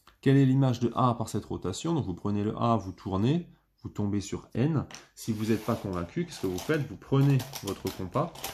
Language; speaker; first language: French; native; French